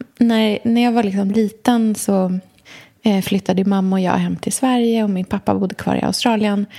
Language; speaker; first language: Swedish; native; Swedish